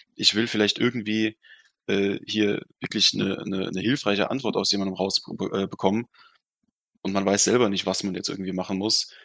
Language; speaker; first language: German; non-native, fluent; Russian